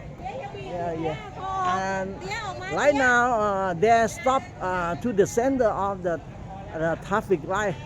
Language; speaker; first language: English; non-native, learner; Thai